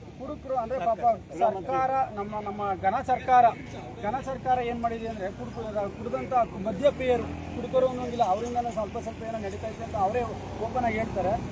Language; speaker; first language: Kannada; native; Kannada